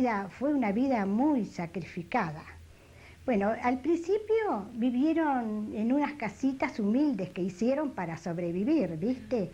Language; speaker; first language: Spanish; native; Spanish